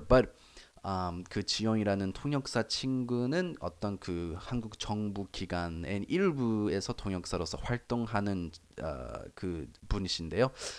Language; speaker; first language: Korean; non-native, learner; English